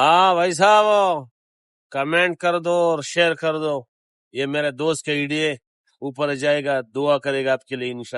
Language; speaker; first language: Hindi; non-native, learner; Bangla